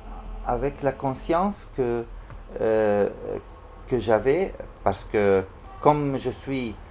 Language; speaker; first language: French; non-native, fluent; Arabic